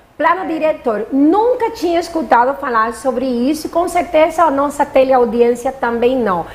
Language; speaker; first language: Portuguese; non-native, fluent; Spanish